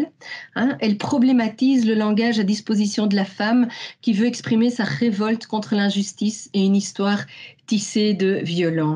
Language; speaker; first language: French; native; French